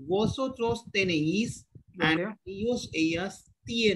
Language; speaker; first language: Spanish; non-native, learner; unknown